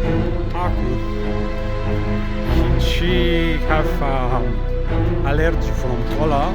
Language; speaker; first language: English; non-native, learner; Bulgarian